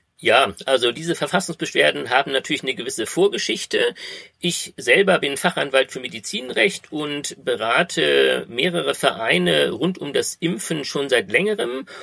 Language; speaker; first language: German; native; German